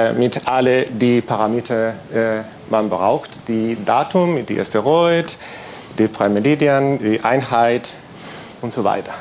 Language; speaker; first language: German; non-native, learner; Spanish